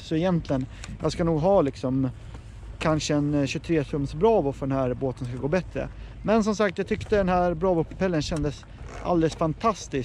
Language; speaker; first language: Swedish; native; Swedish